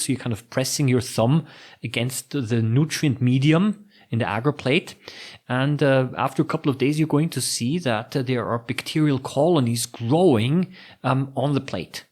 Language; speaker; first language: English; non-native, fluent; German